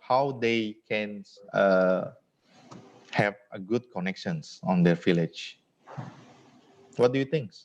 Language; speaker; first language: English; non-native, fluent; Indonesian